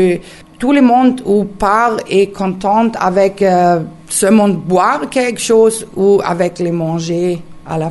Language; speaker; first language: French; non-native, learner; German